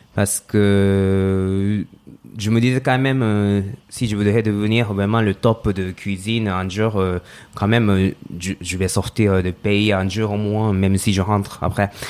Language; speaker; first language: French; non-native, fluent; Japanese